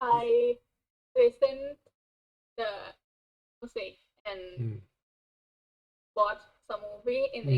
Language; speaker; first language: English; non-native, learner; Thai